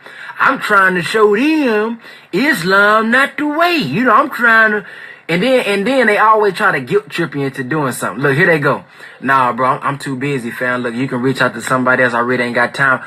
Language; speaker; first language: English; native; English